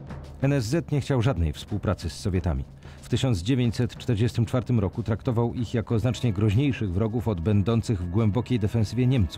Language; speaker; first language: Polish; native; Polish